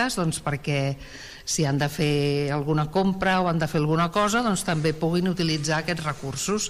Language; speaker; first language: Catalan; native; Catalan